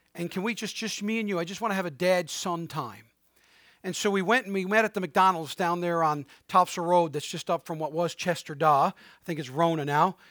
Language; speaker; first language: English; native; English